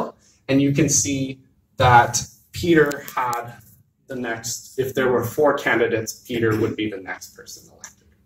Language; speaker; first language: English; native; English